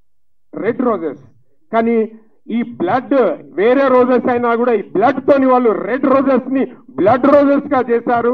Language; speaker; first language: Telugu; native; Telugu